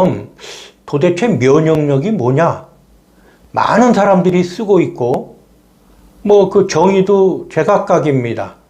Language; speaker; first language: Korean; native; Korean